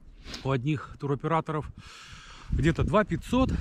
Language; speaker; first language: Russian; native; Russian